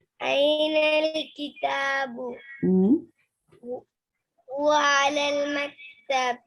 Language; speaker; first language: Arabic; non-native, learner; Urdu